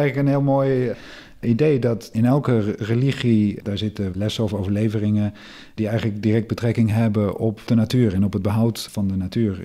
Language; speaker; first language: Dutch; native; Dutch